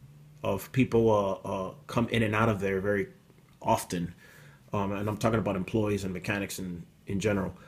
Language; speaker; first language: English; native; English